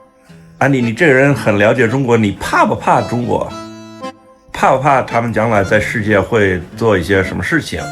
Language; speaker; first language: Chinese; non-native, fluent; English